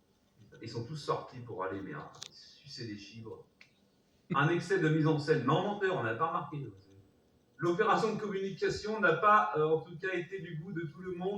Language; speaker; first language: French; native; French